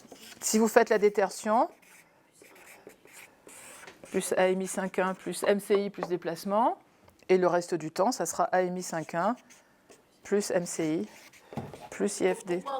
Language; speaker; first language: French; native; French